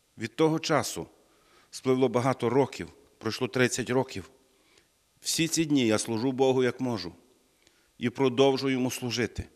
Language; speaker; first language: Ukrainian; native; Ukrainian